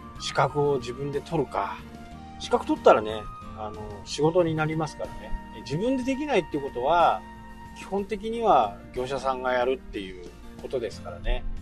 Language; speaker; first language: Japanese; native; Japanese